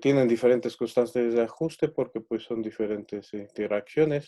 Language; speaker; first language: Spanish; native; Spanish